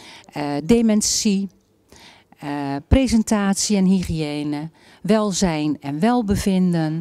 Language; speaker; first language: Dutch; native; Dutch